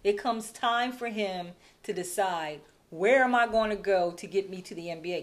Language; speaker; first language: English; native; English